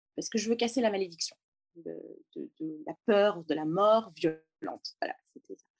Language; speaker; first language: French; native; French